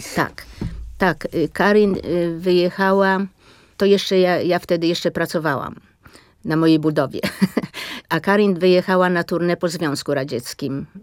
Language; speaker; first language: Polish; native; Polish